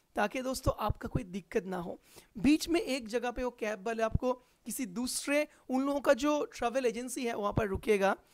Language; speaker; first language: Hindi; non-native, local second language; Bangla